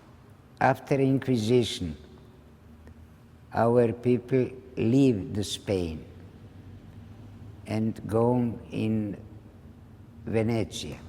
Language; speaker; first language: English; non-native, learner; Ladino